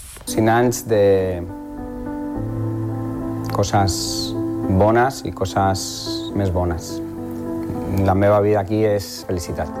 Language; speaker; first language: Catalan; non-native, local second language; Spanish